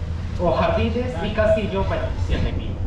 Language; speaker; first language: Spanish; native; Spanish